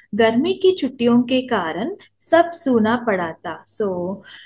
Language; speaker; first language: Hindi; non-native, local second language; Telugu